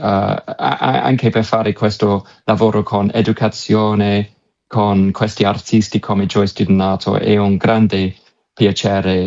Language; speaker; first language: Italian; non-native, learner; English